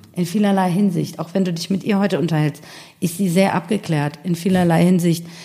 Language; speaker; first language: German; early bilingual, other home language; Persian